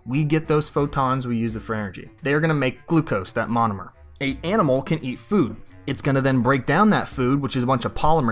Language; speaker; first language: English; native; English